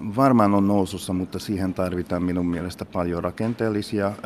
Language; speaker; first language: Finnish; non-native, fluent; Hungarian